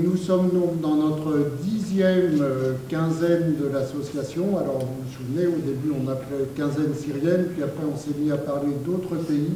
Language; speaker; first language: French; native; French